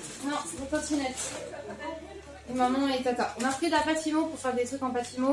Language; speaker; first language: French; native; French